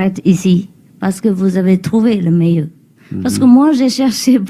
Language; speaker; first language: French; non-native, learner; Vietnamese